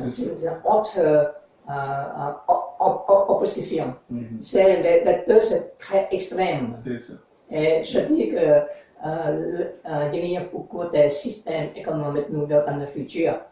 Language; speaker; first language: French; non-native, learner; English